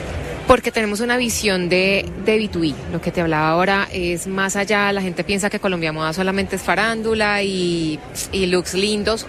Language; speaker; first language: Spanish; native; Spanish